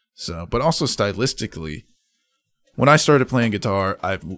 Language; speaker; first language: English; native; English